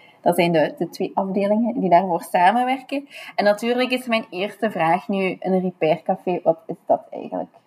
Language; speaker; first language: Dutch; native; Dutch